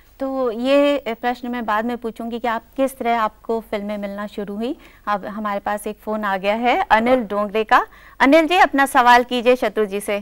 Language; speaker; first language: Hindi; native; Hindi